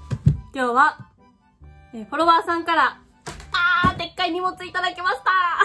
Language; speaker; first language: Japanese; native; Japanese